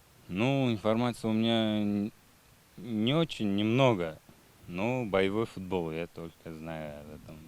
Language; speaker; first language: Russian; non-native, local second language; Uzbek